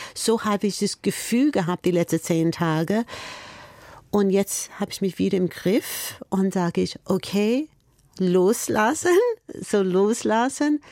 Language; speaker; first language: German; non-native, fluent; English